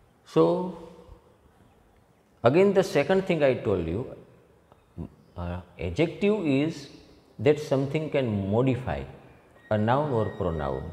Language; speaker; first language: English; non-native, local second language; Gujarati